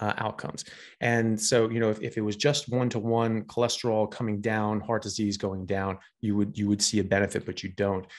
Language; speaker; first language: English; native; English